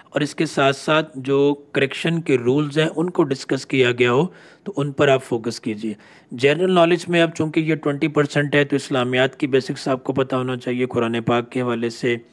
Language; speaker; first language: Urdu; non-native, local second language; Punjabi